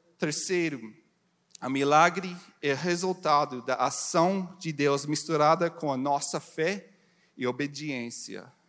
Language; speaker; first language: Portuguese; non-native, learner; English